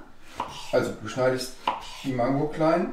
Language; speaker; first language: German; native; German